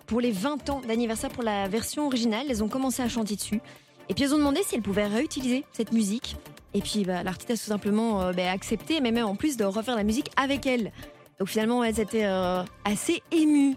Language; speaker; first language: French; native; French